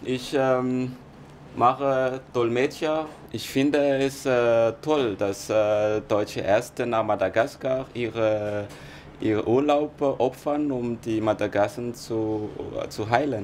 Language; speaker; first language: German; non-native, fluent; Malagasy